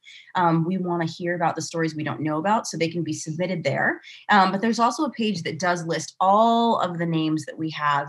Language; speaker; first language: English; native; English